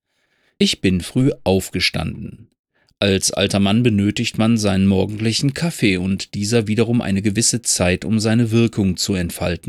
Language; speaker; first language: German; native; German